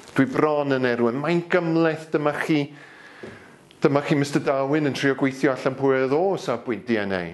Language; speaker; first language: Welsh; native; Welsh